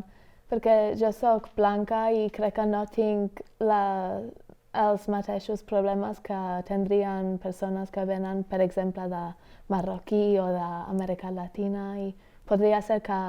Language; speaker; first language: Catalan; non-native, fluent; English